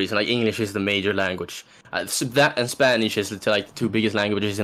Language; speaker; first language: English; non-native, fluent; Swedish